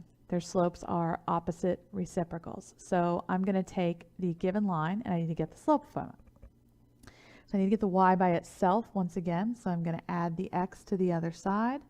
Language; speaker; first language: English; native; English